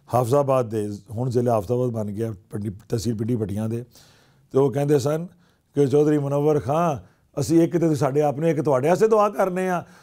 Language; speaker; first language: Punjabi; native; Punjabi